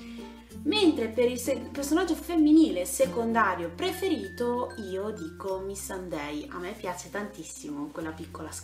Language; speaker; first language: Italian; native; Italian